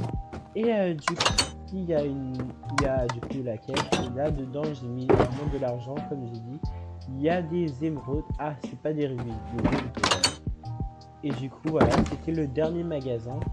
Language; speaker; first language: French; native; French